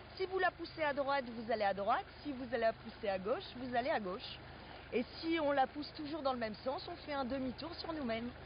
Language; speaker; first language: French; native; French